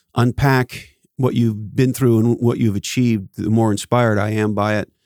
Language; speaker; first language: English; native; English